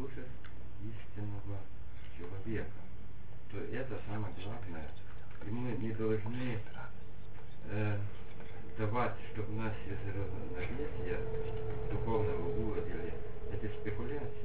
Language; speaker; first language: Russian; non-native, fluent; Lithuanian